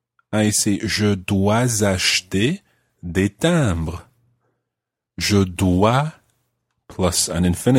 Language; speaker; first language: French; non-native, fluent; English